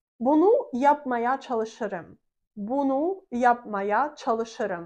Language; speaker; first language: Turkish; non-native, fluent; Russian